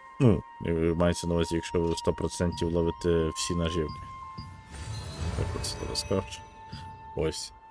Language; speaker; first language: Ukrainian; native; Ukrainian